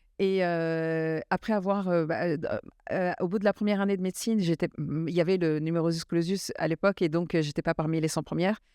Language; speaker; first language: French; early bilingual, other home language; Arabic